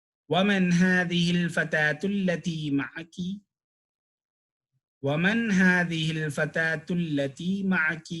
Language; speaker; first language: Arabic; non-native, fluent; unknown